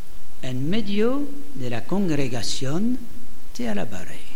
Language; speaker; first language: Spanish; non-native, learner; German